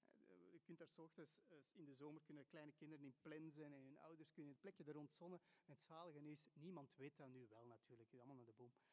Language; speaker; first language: Dutch; native; Dutch